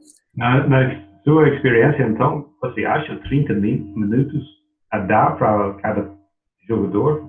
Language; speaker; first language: Portuguese; non-native, learner; English